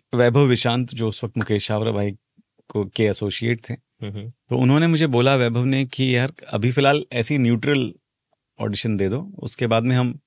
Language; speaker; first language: Hindi; native; Hindi